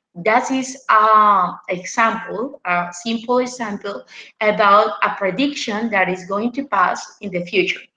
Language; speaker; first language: English; non-native, fluent; Spanish